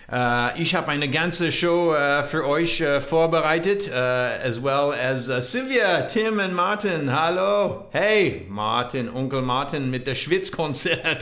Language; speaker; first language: German; non-native, learner; English